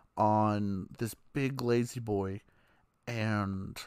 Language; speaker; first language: English; native; English